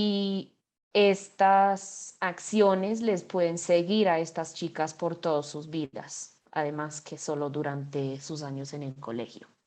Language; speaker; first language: Spanish; non-native, fluent; English